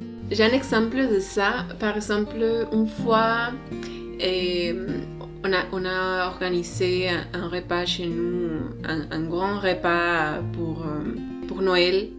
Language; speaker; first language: French; non-native, learner; Spanish